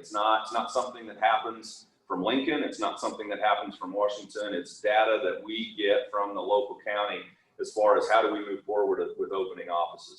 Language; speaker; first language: English; native; English